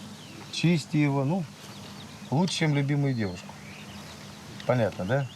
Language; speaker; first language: Russian; native; Russian